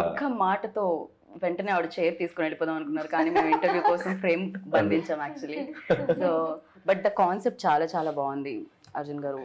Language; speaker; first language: Telugu; native; Telugu